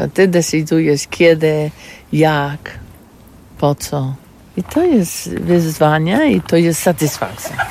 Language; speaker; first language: Polish; non-native, learner; English